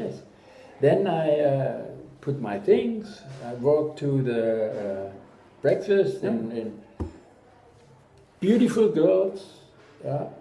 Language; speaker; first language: English; non-native, learner; German